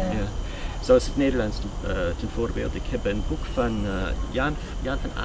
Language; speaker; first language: Dutch; non-native, learner; English